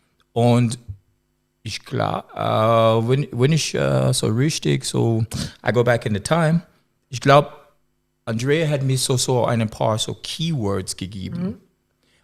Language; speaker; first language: German; non-native, learner; English